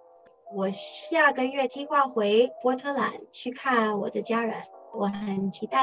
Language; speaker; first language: Chinese; early bilingual, heritage; English